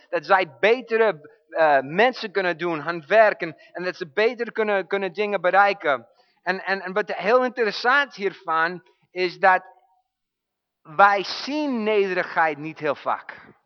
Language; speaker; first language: Dutch; non-native, fluent; English